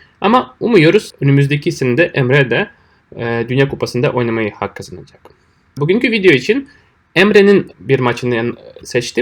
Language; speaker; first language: Turkish; non-native, fluent; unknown